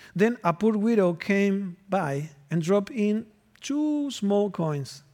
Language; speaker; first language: English; non-native, fluent; Spanish